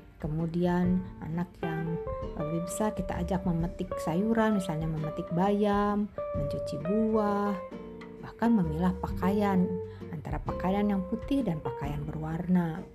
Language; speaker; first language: Indonesian; native; Indonesian